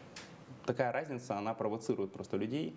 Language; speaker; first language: Russian; native; Russian